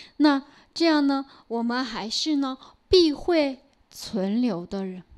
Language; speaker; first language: Chinese; non-native, local second language; Korean